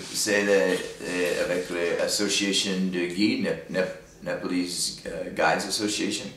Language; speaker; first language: French; non-native, learner; English